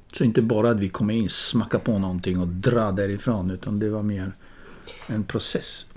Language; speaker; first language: Swedish; non-native, fluent; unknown